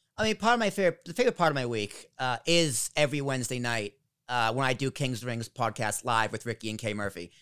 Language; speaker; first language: English; native; English